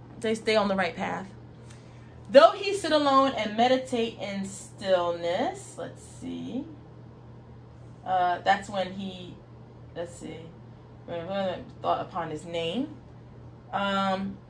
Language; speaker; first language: English; native; English